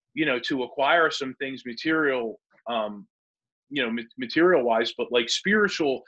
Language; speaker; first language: English; native; English